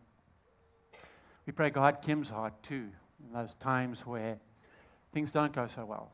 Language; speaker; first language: English; native; English